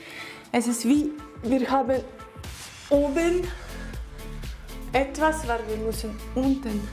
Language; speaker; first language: German; non-native, learner; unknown